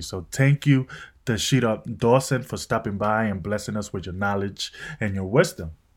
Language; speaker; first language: English; native; English